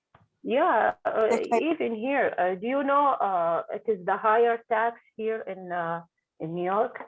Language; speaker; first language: English; non-native, learner; Arabic